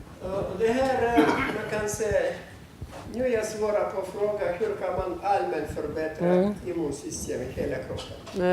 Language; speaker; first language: Swedish; non-native, fluent; Russian